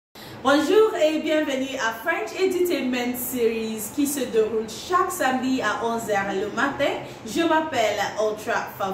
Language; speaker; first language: French; non-native, fluent; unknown